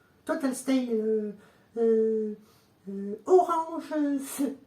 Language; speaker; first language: French; native; French